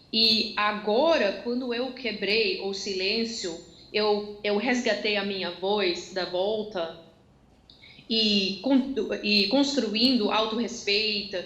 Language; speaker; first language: Portuguese; non-native, fluent; Dutch